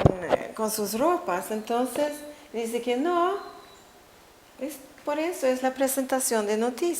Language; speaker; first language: Spanish; non-native, fluent; Swedish